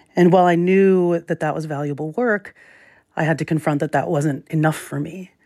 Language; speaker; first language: English; native; English